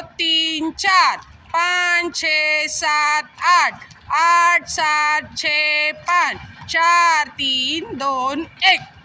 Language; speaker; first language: Hindi; non-native, local second language; Marathi